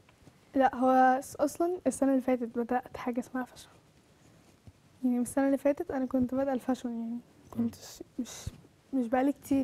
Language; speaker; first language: Arabic; native; Arabic